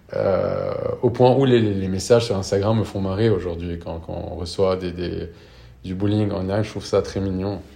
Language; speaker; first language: French; non-native, local second language; Arabic